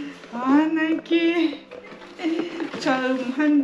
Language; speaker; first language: Korean; non-native, learner; Lao